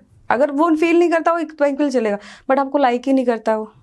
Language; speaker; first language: Hindi; native; Hindi